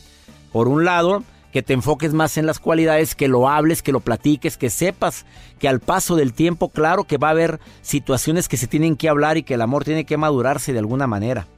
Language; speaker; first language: Spanish; native; Spanish